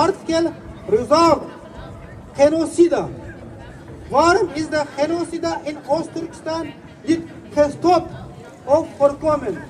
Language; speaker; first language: Dutch; non-native, learner; Uyghur